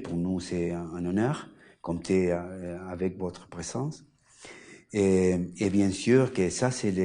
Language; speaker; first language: French; non-native, learner; Spanish